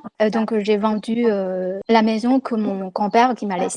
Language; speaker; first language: French; non-native, fluent; Chinese